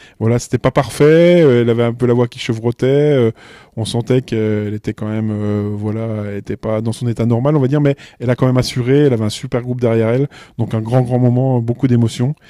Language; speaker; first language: French; native; French